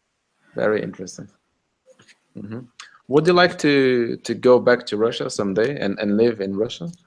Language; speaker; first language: English; non-native, fluent; Russian